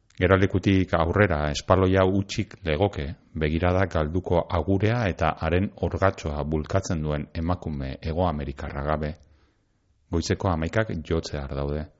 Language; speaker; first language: Basque; native; Basque